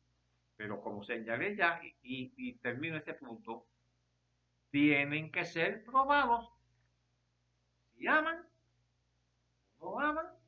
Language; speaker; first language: Spanish; native; Spanish